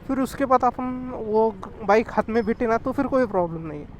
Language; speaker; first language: Hindi; non-native, local second language; Marathi